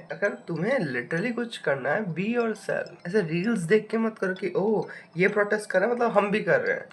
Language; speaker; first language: Hindi; native; Hindi